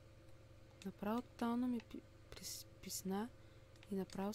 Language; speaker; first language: Bulgarian; native; Bulgarian